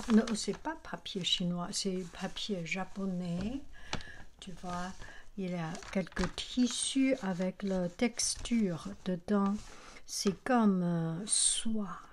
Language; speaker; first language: French; non-native, learner; Chinese